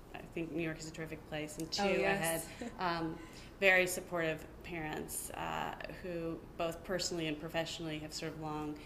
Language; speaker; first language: English; native; English